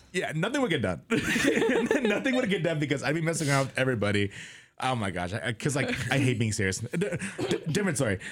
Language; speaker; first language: English; native; English